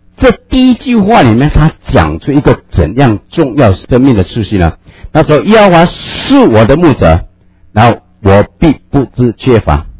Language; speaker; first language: Chinese; native; Chinese